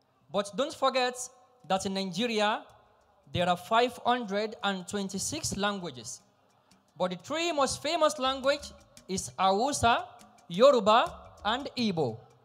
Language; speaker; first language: English; non-native, local second language; Yoruba